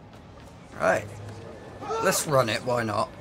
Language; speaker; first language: English; native; English